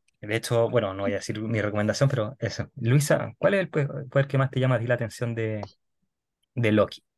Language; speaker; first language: Spanish; native; Spanish